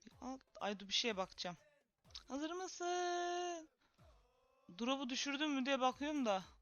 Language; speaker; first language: Turkish; native; Turkish